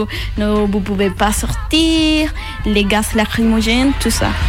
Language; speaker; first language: French; non-native, learner; Spanish